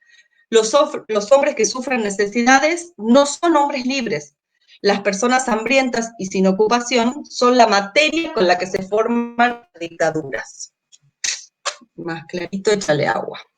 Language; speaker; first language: Spanish; native; Spanish